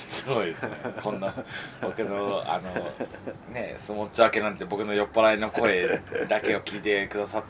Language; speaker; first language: Japanese; native; Japanese